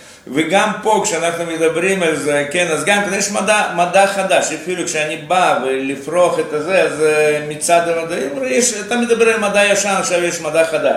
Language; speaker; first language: Hebrew; non-native, fluent; Russian